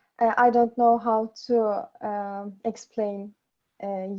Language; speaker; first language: English; non-native, learner; Japanese